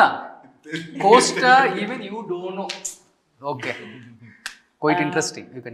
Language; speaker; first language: Telugu; native; Telugu